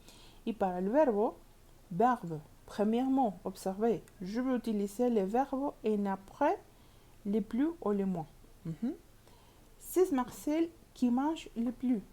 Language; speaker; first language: French; non-native, learner; Spanish